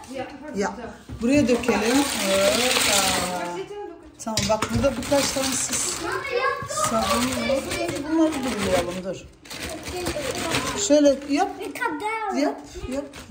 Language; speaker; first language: Turkish; early bilingual, heritage; Turkish